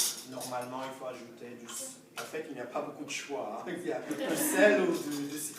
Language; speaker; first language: French; non-native, fluent; Hebrew